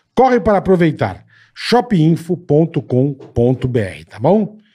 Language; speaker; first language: Portuguese; native; Portuguese